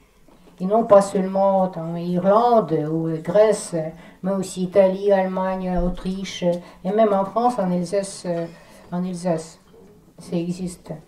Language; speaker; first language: French; non-native, fluent; Russian